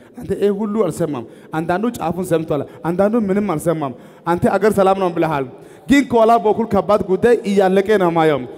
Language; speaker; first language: Amharic; non-native, local second language; Wolaytta